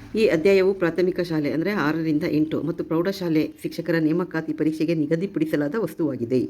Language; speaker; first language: Kannada; native; Kannada